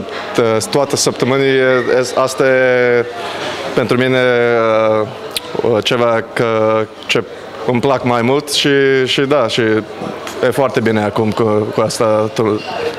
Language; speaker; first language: Romanian; non-native, learner; Bulgarian